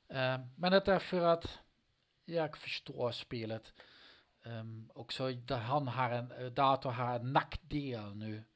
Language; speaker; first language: Swedish; non-native, learner; Dutch